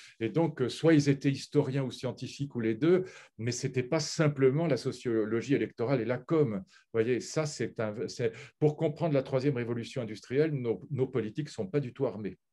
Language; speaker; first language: French; native; French